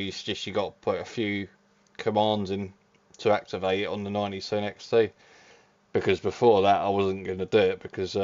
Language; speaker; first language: English; native; English